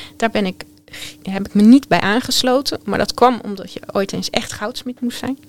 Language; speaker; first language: Dutch; native; Dutch